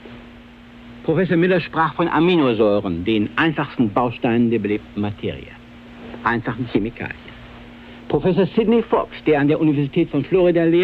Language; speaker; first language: German; native; German